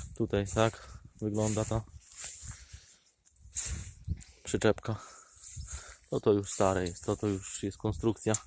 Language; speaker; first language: Polish; native; Polish